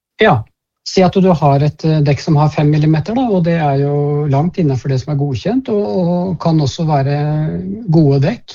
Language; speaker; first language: Norwegian; native; Norwegian